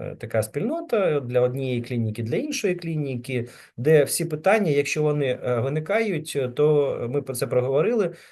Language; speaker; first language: Ukrainian; native; Ukrainian